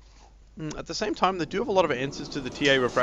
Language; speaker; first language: English; native; English